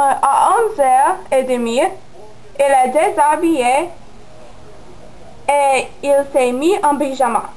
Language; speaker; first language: French; non-native, learner; English